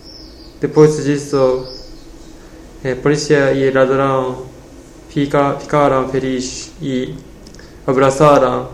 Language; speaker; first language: Spanish; non-native, learner; Portuguese